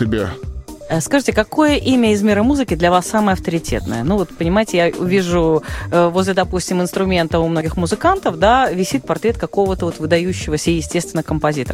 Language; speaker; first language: Russian; native; Russian